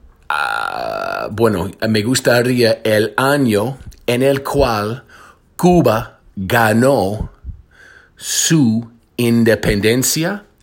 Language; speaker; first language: Spanish; non-native, fluent; English